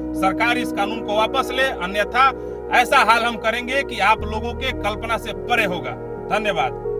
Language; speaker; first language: Hindi; native; Hindi